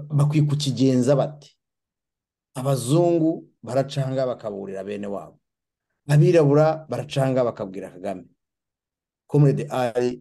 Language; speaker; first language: Kinyarwanda; native; Kinyarwanda